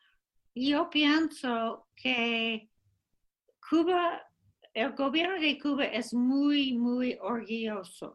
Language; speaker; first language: Spanish; non-native, fluent; English